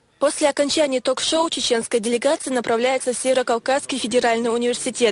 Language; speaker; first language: Russian; native; Russian